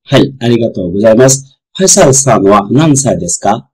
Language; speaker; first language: Japanese; non-native, fluent; Bangla